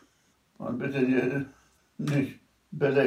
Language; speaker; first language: German; non-native, fluent; Polish